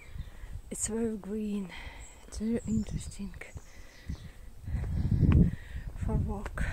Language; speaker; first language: English; non-native, learner; Russian